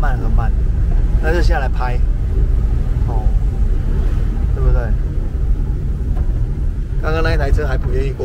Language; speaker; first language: Chinese; native; Chinese